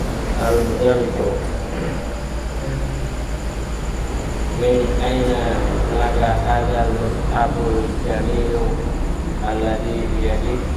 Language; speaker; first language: Arabic; non-native, learner; Indonesian